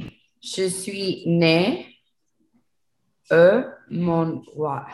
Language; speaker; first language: French; non-native, learner; Spanish